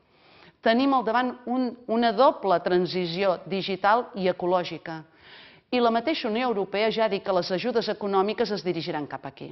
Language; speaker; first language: Catalan; native; Catalan